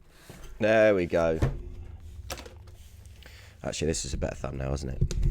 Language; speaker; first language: English; native; English